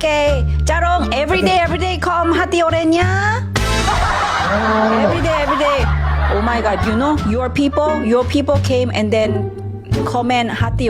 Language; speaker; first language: English; non-native, learner; Thai